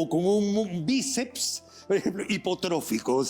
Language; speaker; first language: Spanish; native; Spanish